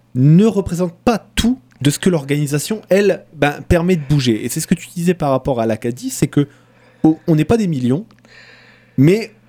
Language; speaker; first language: French; native; French